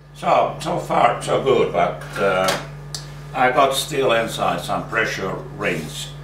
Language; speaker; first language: English; non-native, fluent; Finnish